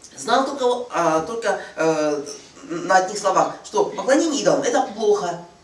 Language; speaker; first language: Russian; non-native, fluent; Korean